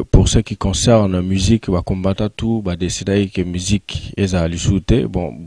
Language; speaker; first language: French; non-native, local second language; Lingala